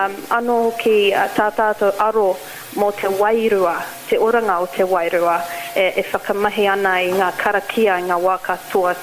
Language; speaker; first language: Māori; non-native, learner; Arabic